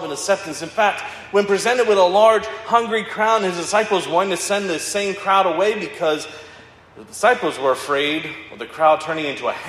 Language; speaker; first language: English; native; English